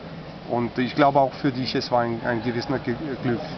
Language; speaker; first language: German; non-native, fluent; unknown